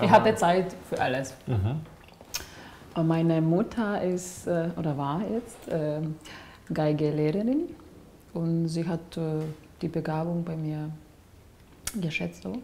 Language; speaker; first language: German; non-native, fluent; Serbian